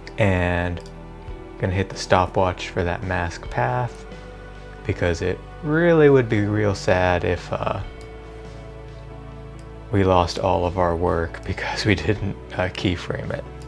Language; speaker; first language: English; native; English